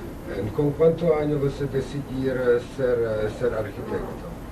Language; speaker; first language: Portuguese; non-native, learner; Czech